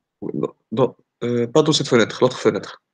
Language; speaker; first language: French; non-native, local second language; Arabic